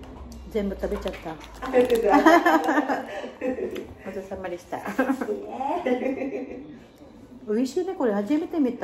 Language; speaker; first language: Japanese; non-native, learner; Filipino